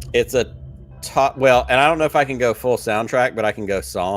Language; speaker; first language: English; native; English